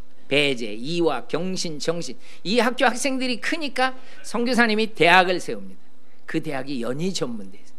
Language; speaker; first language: Korean; native; Korean